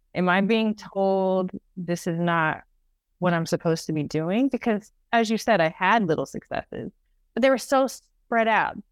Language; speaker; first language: English; native; English